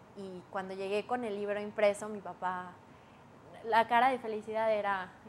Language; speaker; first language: Spanish; native; Spanish